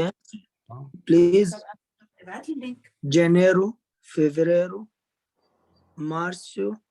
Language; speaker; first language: Portuguese; non-native, learner; Arabic